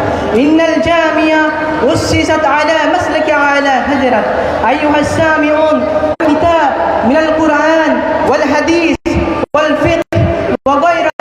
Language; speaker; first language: Arabic; non-native, learner; Bangla